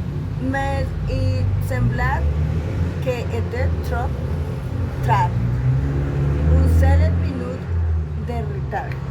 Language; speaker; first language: French; non-native, learner; Spanish